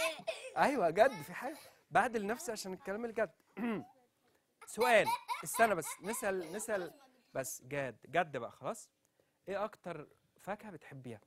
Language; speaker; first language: Arabic; native; Arabic